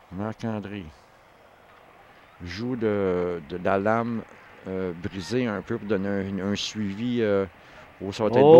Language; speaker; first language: French; native; French